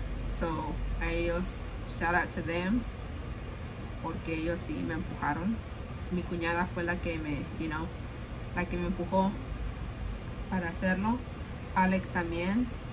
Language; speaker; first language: Spanish; early bilingual, heritage; Spanish